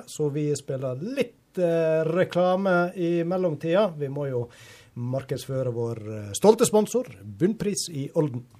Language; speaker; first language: Norwegian; native; Norwegian